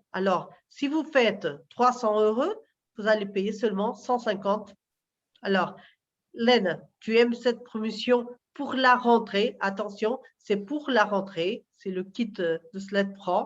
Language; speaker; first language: French; non-native, fluent; Portuguese